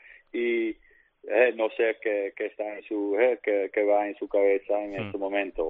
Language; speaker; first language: Spanish; non-native, learner; Dutch